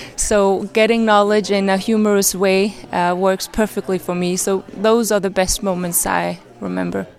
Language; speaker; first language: English; non-native, fluent; Arabic